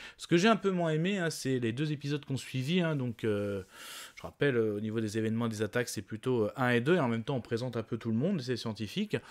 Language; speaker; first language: French; native; French